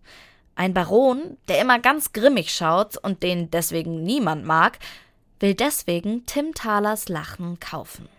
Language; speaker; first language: German; native; German